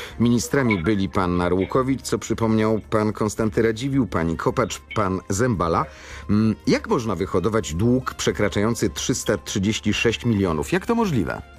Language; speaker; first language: Polish; native; Polish